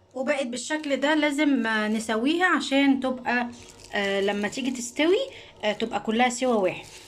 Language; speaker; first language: Arabic; native; Arabic